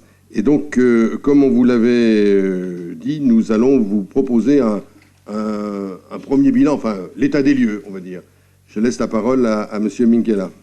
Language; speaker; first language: French; native; French